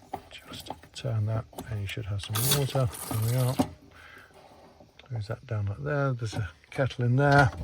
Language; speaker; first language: English; native; English